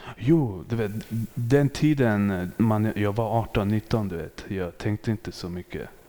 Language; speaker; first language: Swedish; early bilingual, other home language; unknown